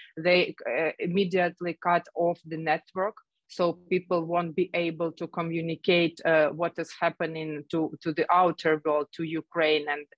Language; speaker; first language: English; non-native, fluent; Ukrainian